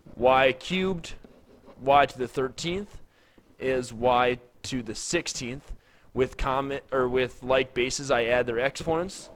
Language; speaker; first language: English; native; English